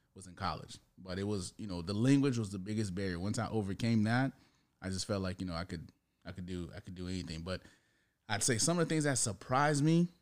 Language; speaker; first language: English; early bilingual, other home language; Haitian Creole